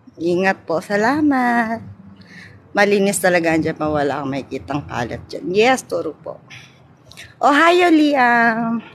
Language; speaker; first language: Filipino; non-native, local second language; Cebuano